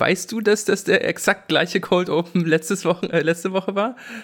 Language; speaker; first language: German; native; German